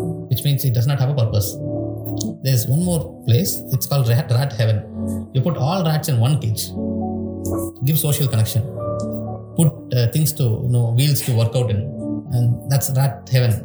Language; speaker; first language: English; non-native, local second language; Tamil